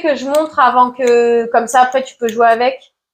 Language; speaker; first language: French; native; French